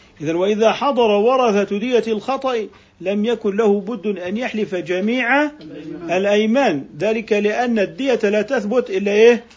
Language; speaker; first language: Arabic; native; Arabic